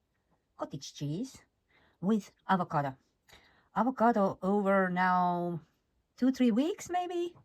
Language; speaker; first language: English; non-native, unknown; Estonian